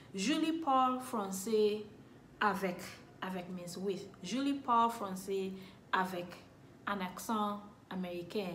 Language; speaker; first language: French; non-native, learner; English